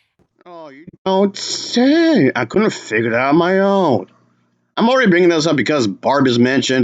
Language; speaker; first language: English; native; English